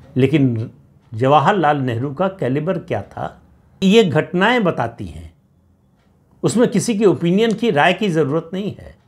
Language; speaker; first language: Hindi; native; Hindi